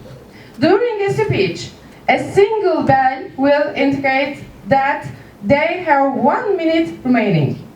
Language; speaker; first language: English; non-native, fluent; Turkish